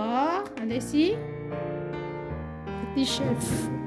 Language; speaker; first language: French; non-native, learner; Hmong